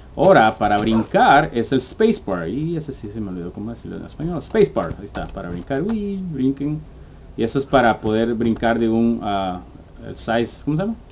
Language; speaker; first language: Spanish; early bilingual, heritage; English